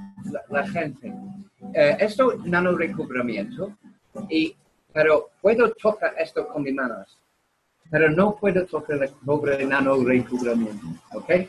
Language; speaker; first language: Spanish; non-native, learner; English